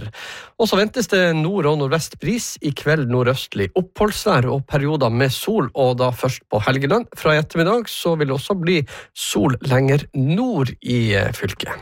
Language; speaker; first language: Norwegian; native; Norwegian